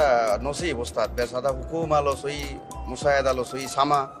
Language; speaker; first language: Arabic; non-native, learner; Bangla